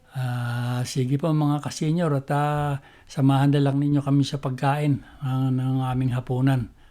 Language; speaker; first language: Filipino; native; Filipino